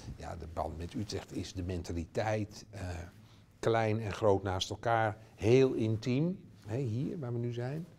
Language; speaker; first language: Dutch; native; Dutch